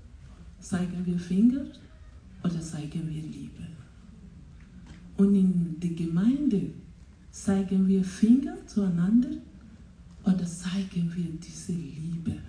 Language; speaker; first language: German; non-native, learner; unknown